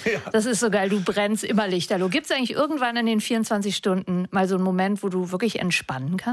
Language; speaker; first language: German; native; German